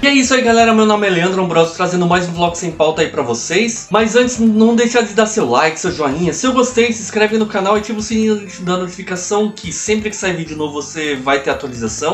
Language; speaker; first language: Portuguese; native; Portuguese